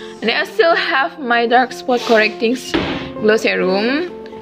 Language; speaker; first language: English; non-native, local second language; Malay